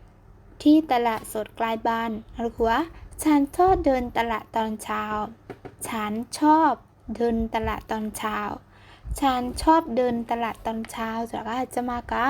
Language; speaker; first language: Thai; non-native, fluent; Burmese